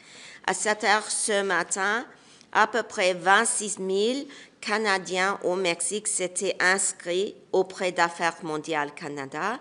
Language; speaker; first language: French; non-native, fluent; English